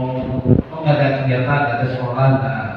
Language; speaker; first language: Indonesian; native; Indonesian